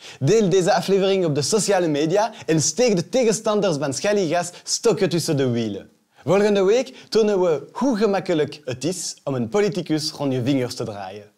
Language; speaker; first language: Dutch; non-native, local second language; French